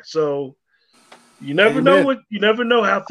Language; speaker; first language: English; native; English